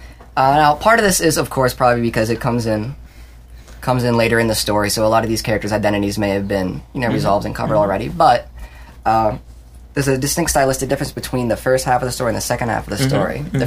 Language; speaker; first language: English; native; English